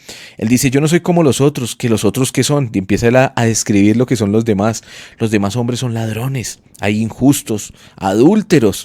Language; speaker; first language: Spanish; native; Spanish